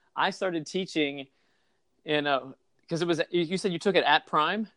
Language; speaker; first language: English; native; English